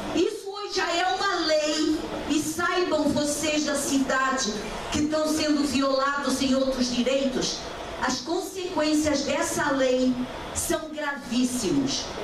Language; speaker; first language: Portuguese; native; Portuguese